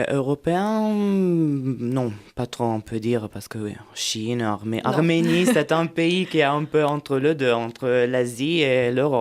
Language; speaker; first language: French; non-native, fluent; Italian